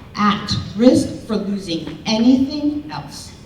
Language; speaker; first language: English; early bilingual, other home language; Spanish